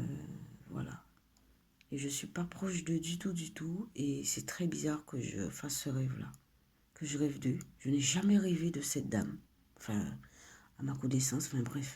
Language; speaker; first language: French; native; French